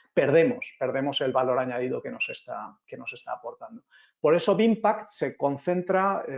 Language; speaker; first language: Spanish; native; Spanish